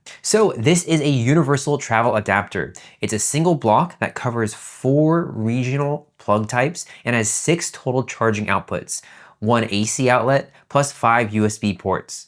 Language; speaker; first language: English; native; English